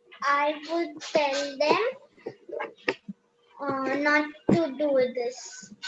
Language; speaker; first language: English; non-native, learner; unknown